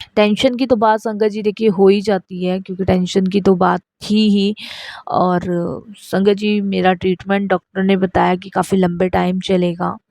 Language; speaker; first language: Hindi; native; Hindi